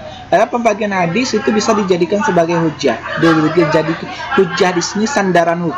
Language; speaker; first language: Indonesian; native; Indonesian